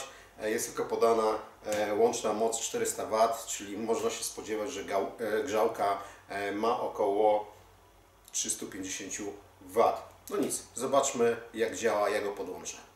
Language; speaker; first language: Polish; native; Polish